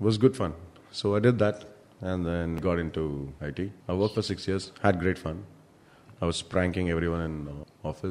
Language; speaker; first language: English; non-native, local second language; Kannada